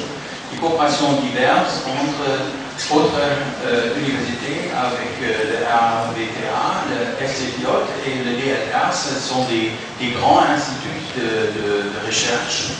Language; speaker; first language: French; non-native, fluent; German